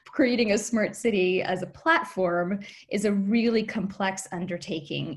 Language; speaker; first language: English; native; English